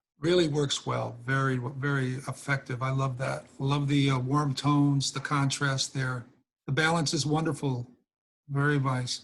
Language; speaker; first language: English; native; English